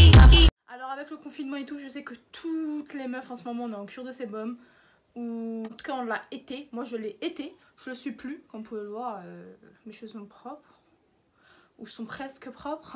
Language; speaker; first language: French; native; French